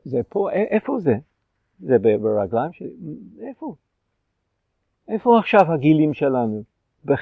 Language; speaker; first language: Hebrew; non-native, fluent; English